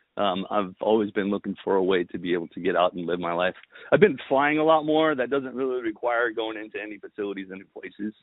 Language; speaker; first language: English; early bilingual, other home language; Romanian